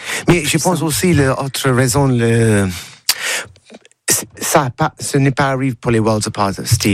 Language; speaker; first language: French; non-native, learner; English